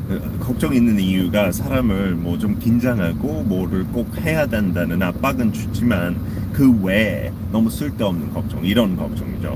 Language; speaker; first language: Korean; non-native, fluent; English